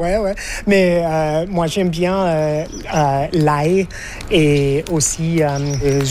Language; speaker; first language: French; non-native, fluent; English